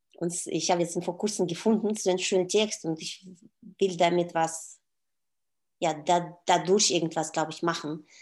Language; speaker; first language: German; non-native, fluent; Russian